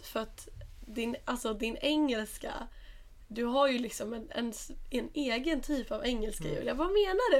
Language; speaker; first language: Swedish; native; Swedish